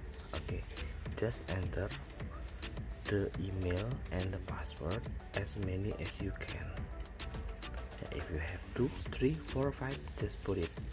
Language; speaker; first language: English; non-native, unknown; Indonesian